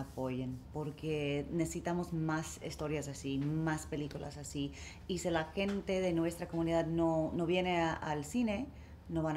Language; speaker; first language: Spanish; early bilingual, heritage; English